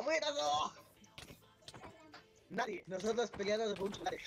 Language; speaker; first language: Spanish; native; Spanish